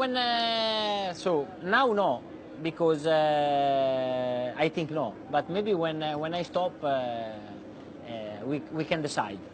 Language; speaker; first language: English; non-native, learner; Italian